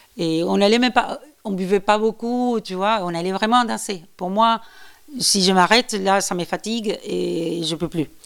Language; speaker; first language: French; non-native, fluent; Spanish